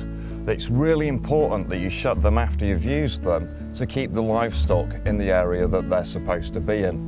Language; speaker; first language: English; native; English